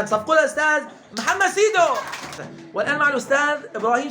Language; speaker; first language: Arabic; native; Arabic